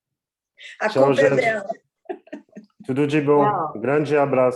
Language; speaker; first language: Portuguese; non-native, fluent; French